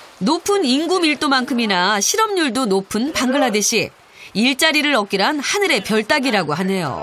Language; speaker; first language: Korean; native; Korean